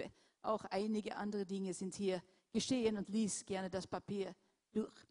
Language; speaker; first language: German; non-native, fluent; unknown